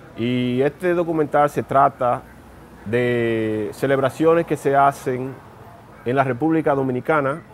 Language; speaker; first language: Spanish; native; Spanish